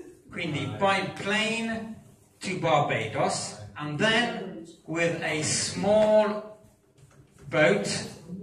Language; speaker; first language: English; non-native, fluent; Italian